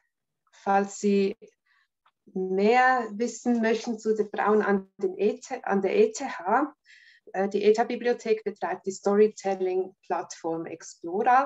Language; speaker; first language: German; native; German